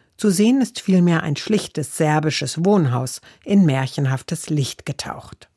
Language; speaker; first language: German; native; German